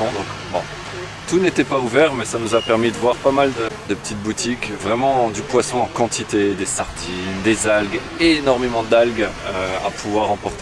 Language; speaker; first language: French; native; French